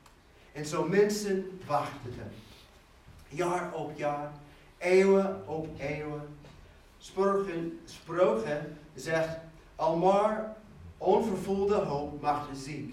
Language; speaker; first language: Dutch; non-native, fluent; English